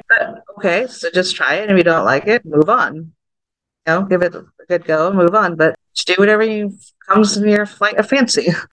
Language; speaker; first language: English; early bilingual, other home language; Vietnamese